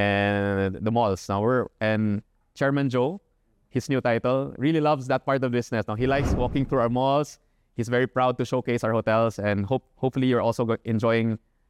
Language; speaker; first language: English; non-native, local second language; Cebuano